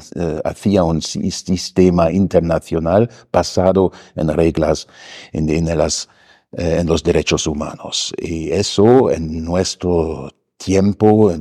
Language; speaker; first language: Spanish; non-native, fluent; German